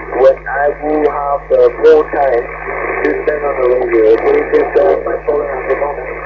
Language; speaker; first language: English; non-native, learner; Spanish